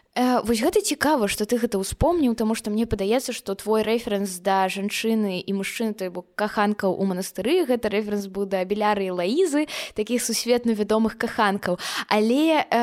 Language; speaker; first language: Belarusian; non-native, local second language; Russian